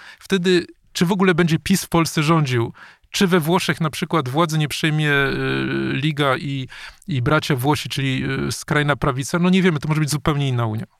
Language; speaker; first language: Polish; native; Polish